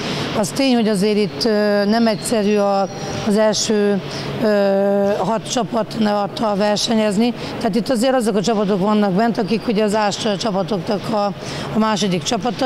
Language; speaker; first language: Hungarian; native; Hungarian